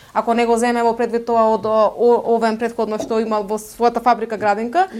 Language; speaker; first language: Macedonian; non-native, local second language; Turkish